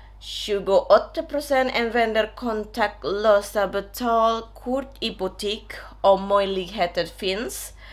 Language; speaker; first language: Swedish; non-native, learner; Indonesian